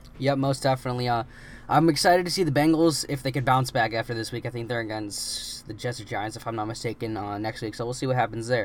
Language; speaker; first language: English; native; English